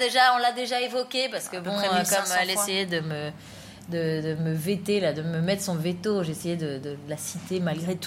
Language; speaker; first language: French; native; French